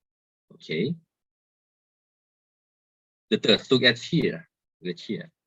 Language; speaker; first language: English; non-native, learner; Thai